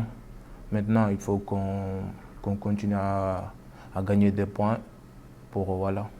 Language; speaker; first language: French; non-native, local second language; Wolof